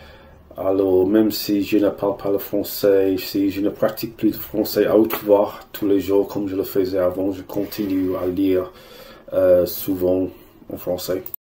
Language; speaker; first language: French; non-native, learner; English